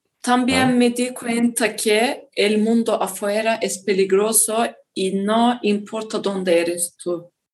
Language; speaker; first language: Spanish; non-native, learner; Turkish